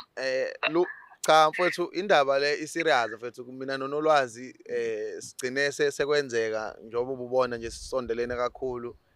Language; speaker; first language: Zulu; native; Zulu